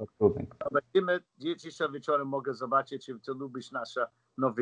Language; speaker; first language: Polish; non-native, learner; English